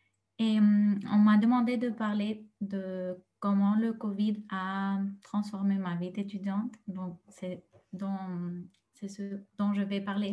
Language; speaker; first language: French; non-native, fluent; Spanish